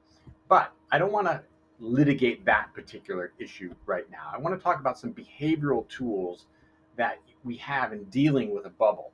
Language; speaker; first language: English; native; English